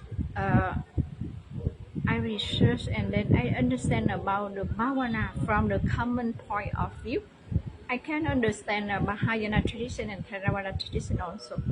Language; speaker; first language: English; non-native, learner; Vietnamese